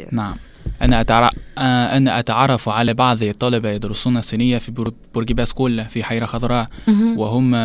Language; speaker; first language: Arabic; non-native, learner; Chinese